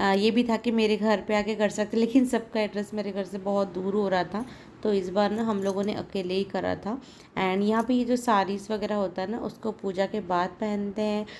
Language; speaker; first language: Hindi; non-native, local second language; Odia